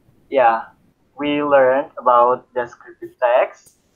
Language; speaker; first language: English; non-native, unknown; Indonesian